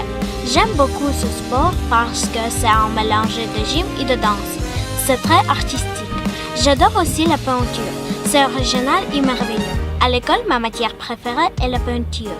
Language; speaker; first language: French; non-native, learner; Ukrainian